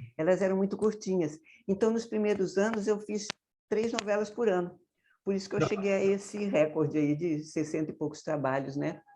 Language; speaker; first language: Portuguese; native; Portuguese